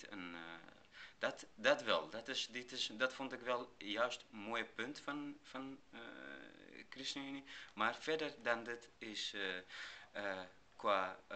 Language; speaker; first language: Dutch; non-native, learner; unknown